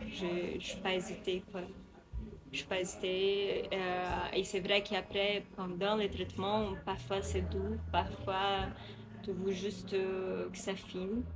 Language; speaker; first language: French; non-native, fluent; Portuguese